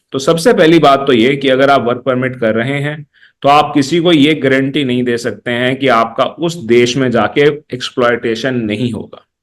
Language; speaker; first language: Hindi; native; Hindi